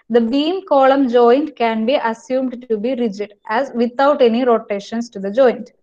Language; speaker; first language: English; non-native, local second language; Malayalam